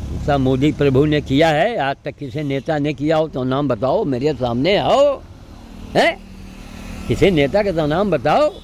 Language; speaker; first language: Hindi; native; Hindi